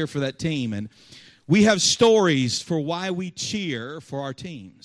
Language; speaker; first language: English; native; English